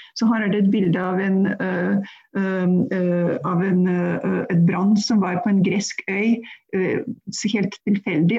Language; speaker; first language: Norwegian; non-native, fluent; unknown